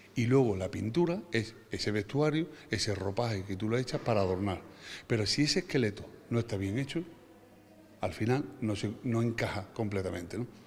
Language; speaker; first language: Spanish; native; Spanish